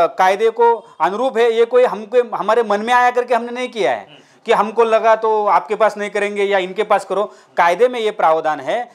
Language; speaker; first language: Hindi; non-native, local second language; Marathi